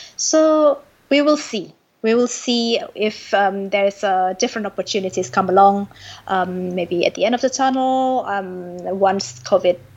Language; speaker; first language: English; non-native, fluent; Indonesian